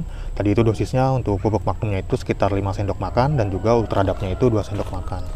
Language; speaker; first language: Indonesian; native; Indonesian